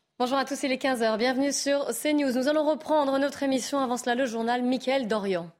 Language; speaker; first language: French; native; French